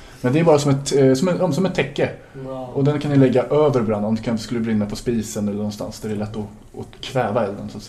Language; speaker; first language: Swedish; native; Swedish